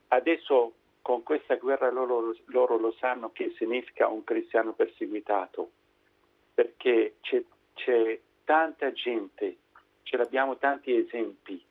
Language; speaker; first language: Italian; non-native, fluent; Arabic